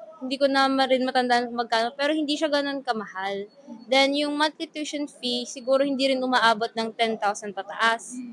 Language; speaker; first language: Filipino; non-native, local second language; Bikol